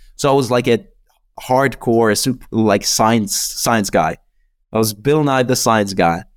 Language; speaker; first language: English; non-native, fluent; Czech